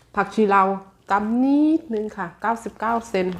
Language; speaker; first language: Thai; native; Thai